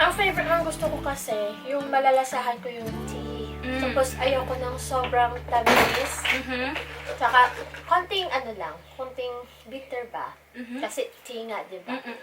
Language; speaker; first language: Filipino; non-native, local second language; Cebuano